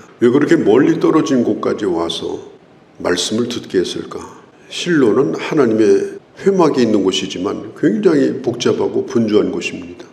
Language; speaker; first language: Korean; native; Korean